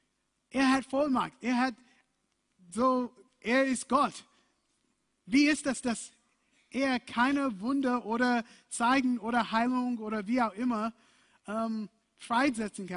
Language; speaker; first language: German; non-native, fluent; English